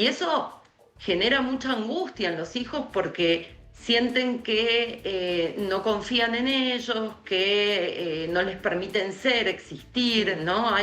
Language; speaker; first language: Spanish; native; Spanish